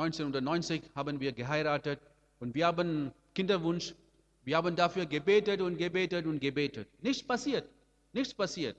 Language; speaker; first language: German; non-native, learner; Amharic